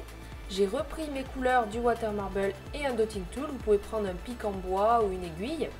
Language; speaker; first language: French; native; French